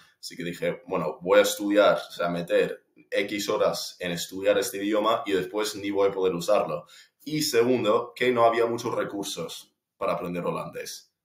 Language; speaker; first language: Spanish; non-native, fluent; English